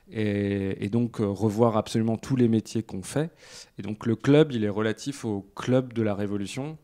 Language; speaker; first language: French; native; French